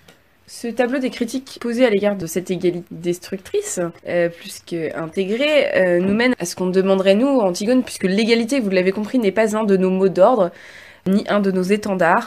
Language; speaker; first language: French; native; French